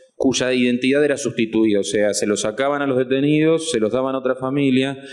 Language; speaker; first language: Spanish; native; Spanish